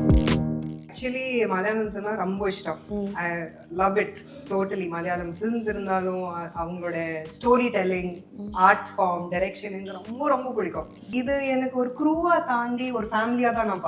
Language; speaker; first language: Tamil; non-native, local second language; Hindi